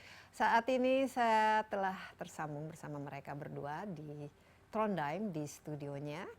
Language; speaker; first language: Indonesian; native; Indonesian